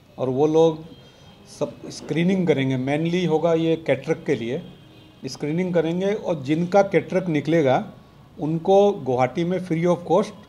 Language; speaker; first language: Hindi; non-native, local second language; Marwari